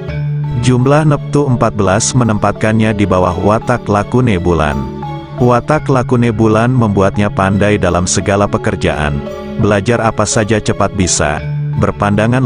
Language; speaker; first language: Indonesian; non-native, local second language; Javanese